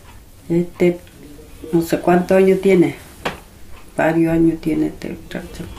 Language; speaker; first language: Spanish; non-native, local second language; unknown